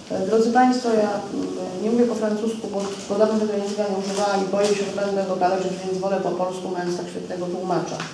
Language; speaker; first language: Polish; native; Polish